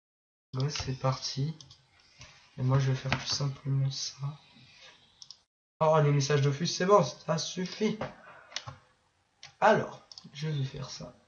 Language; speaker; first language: French; native; French